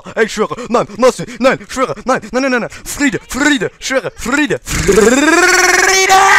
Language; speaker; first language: German; native; German